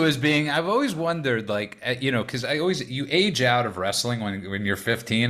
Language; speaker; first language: English; native; English